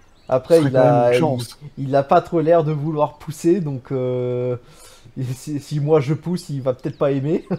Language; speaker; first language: French; native; French